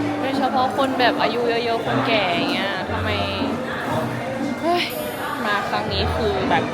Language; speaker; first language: Thai; native; Thai